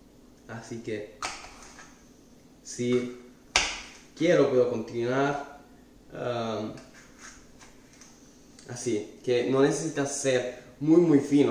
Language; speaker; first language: Spanish; non-native, fluent; Italian